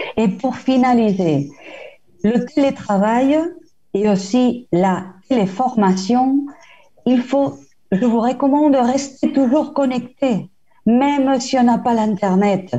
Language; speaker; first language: French; non-native, fluent; Spanish